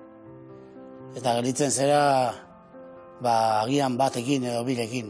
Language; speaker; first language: Basque; native; Basque